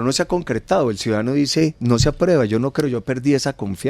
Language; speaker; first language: Spanish; native; Spanish